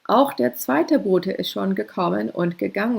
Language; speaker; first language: German; non-native, fluent; English